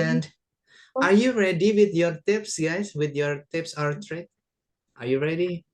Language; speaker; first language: English; non-native, fluent; Indonesian